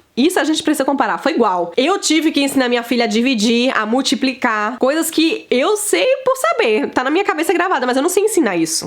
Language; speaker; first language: Portuguese; native; Portuguese